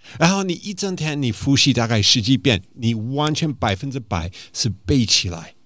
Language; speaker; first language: Chinese; non-native, fluent; English